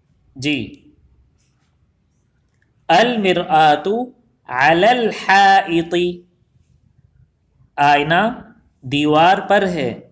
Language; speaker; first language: Urdu; native; Urdu